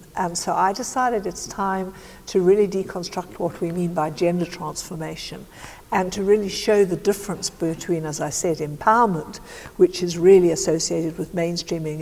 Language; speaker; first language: English; native; English